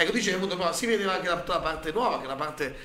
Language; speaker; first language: Italian; native; Italian